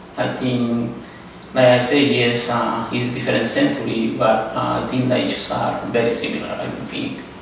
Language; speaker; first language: English; non-native, fluent; Spanish